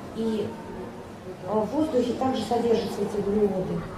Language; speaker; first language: Russian; native; Russian